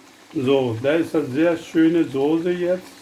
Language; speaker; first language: German; non-native, learner; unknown